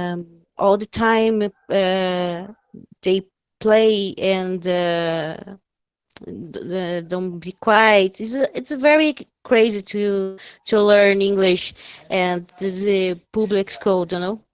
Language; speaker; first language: English; non-native, fluent; Portuguese